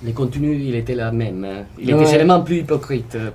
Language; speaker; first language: French; non-native, fluent; Italian